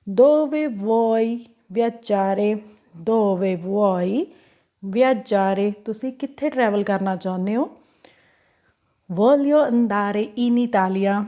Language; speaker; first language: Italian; non-native, fluent; Punjabi